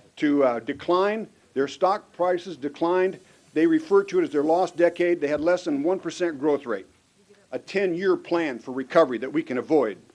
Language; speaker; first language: English; native; English